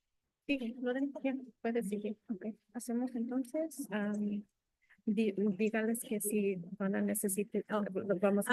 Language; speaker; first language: Spanish; early bilingual, heritage; Spanish